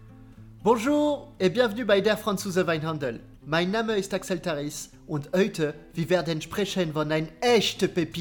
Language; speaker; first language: German; non-native, learner; French